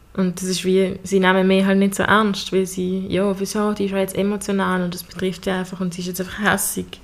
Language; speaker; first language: German; native; German